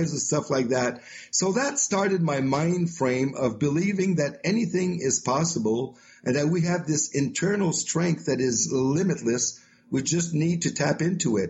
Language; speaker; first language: English; non-native, fluent; French